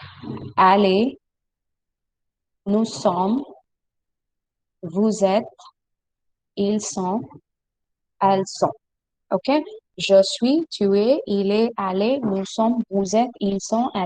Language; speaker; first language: French; non-native, learner; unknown